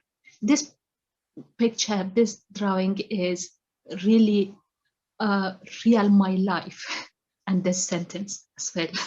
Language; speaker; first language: English; non-native, learner; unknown